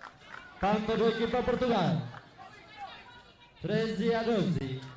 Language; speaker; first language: Portuguese; non-native, local second language; Tetum